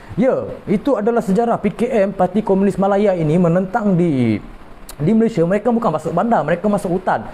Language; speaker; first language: Malay; non-native, local second language; Tamil